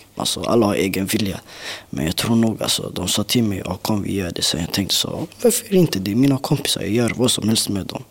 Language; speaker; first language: Swedish; early bilingual, other home language; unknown